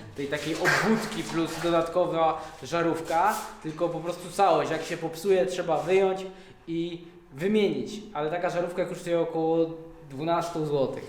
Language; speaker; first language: Polish; native; Polish